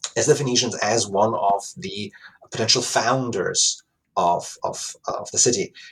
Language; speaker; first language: English; non-native, fluent; Italian